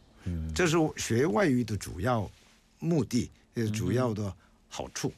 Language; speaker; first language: Chinese; non-native, fluent; Korean